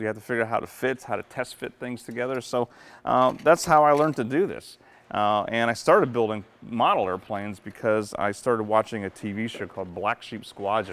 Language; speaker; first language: English; native; English